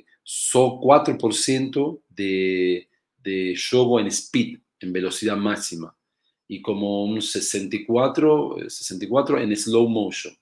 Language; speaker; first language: Portuguese; non-native, learner; Spanish